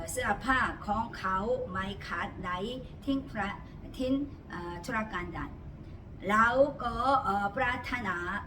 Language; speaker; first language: Thai; non-native, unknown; Korean